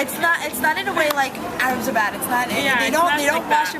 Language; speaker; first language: English; non-native, fluent; Hebrew